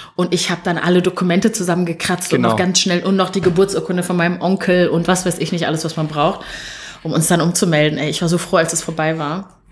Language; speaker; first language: German; early bilingual, other home language; Kinyarwanda